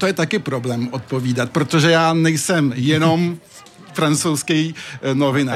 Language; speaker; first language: Czech; early bilingual, heritage; French